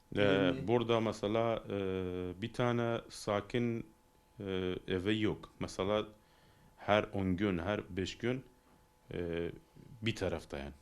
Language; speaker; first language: Turkish; non-native, learner; Persian